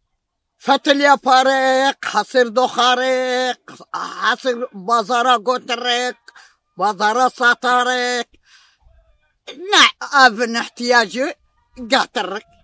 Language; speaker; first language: Turkish; non-native, local second language; Arabic